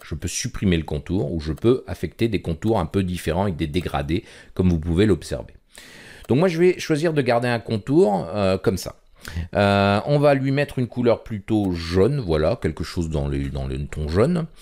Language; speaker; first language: French; native; French